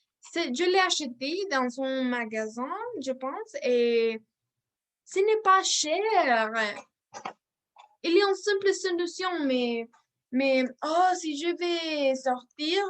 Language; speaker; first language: French; non-native, learner; Spanish